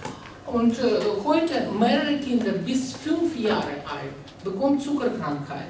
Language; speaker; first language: German; non-native, learner; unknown